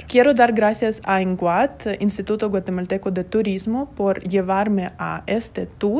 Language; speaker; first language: Spanish; non-native, fluent; Russian